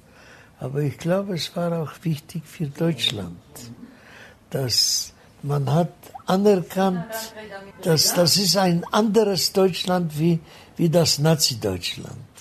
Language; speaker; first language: German; non-native, fluent; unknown